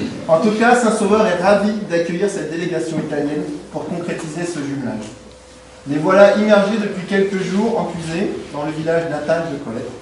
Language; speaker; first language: French; native; French